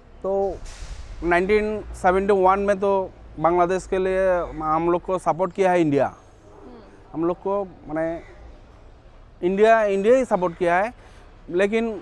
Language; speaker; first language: Hindi; non-native, local second language; Bangla